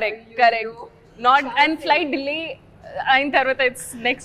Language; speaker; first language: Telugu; non-native, learner; Hindi